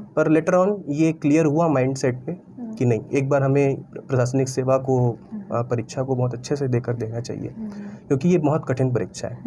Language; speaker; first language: Hindi; native; Hindi